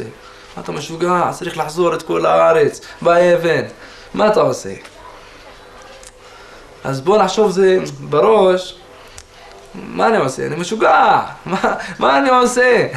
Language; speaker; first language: Hebrew; non-native, local second language; Arabic